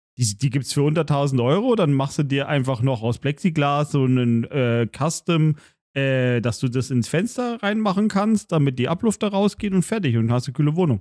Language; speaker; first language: German; native; German